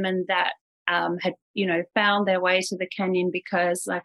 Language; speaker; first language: English; native; English